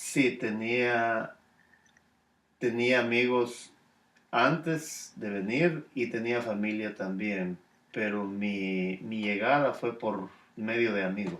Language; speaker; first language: Spanish; native; Spanish